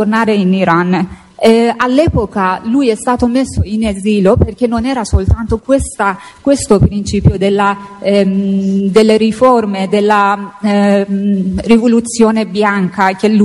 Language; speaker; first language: Italian; non-native, fluent; Persian